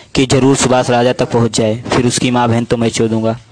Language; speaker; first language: Hindi; native; Hindi